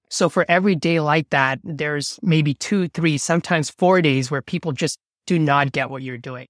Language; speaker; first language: English; non-native, local second language; Bangla